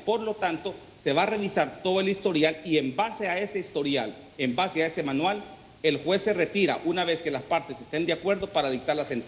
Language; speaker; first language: Spanish; native; Spanish